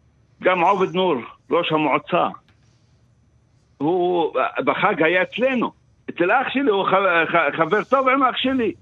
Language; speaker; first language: Hebrew; non-native, local second language; Arabic